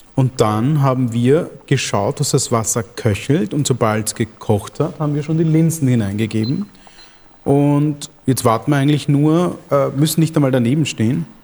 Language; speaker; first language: German; early bilingual, other home language; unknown